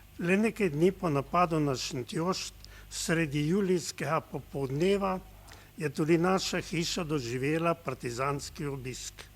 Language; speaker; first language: Slovenian; native; Slovenian